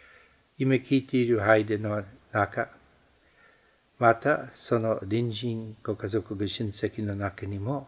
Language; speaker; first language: Japanese; non-native, fluent; English